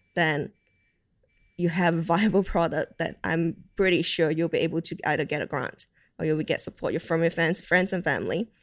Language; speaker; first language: English; non-native, local second language; Cantonese